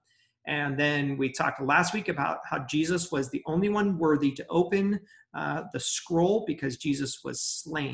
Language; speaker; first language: English; native; English